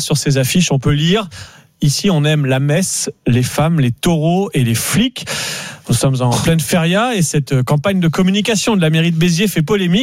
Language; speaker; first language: French; native; French